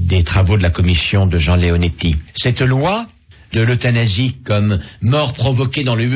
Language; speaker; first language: French; native; French